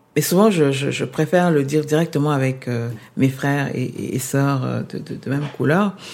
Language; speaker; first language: French; non-native, local second language; Lingala